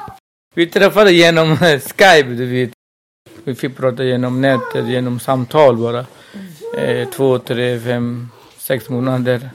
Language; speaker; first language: Swedish; non-native, local second language; Burmese